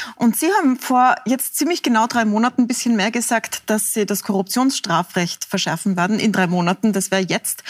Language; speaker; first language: German; native; German